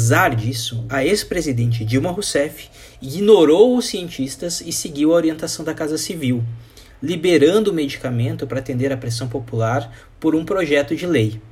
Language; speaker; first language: Portuguese; native; Portuguese